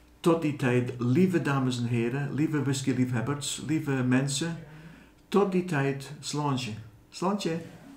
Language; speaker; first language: Dutch; non-native, fluent; English